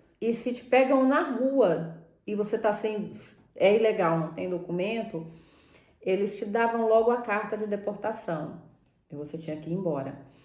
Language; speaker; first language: Portuguese; native; Portuguese